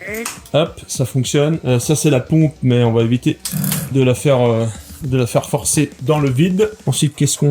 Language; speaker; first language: French; native; French